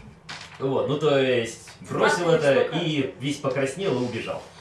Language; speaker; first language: Russian; native; Russian